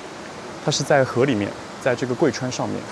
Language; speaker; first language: Chinese; native; Chinese